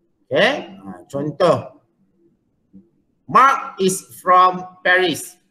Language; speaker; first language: English; non-native, local second language; Malay